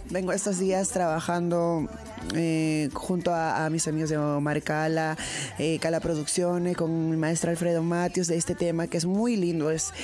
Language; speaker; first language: Spanish; native; Spanish